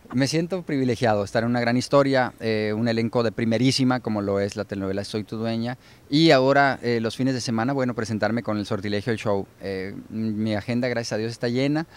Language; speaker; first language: Spanish; native; Spanish